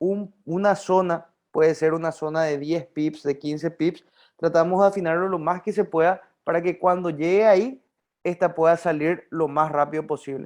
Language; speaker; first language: Spanish; native; Spanish